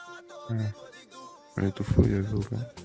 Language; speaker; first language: Dutch; early bilingual, other home language; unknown